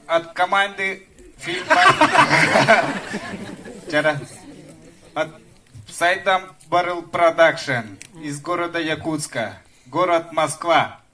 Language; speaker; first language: Russian; non-native, local second language; Yakut